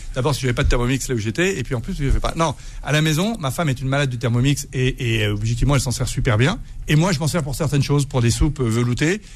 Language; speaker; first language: French; native; French